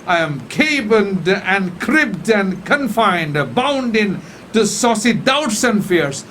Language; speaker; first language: English; non-native, fluent; Bangla